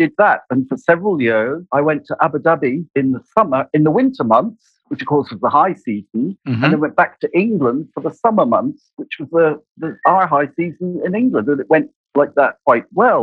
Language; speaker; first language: English; native; English